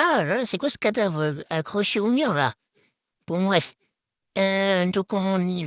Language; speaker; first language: French; native; French